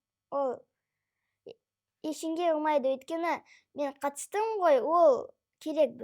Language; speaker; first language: Kazakh; non-native, local second language; Russian